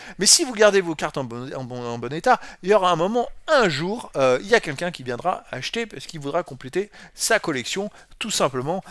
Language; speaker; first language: French; native; French